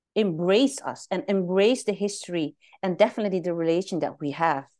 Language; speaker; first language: English; non-native, fluent; Dutch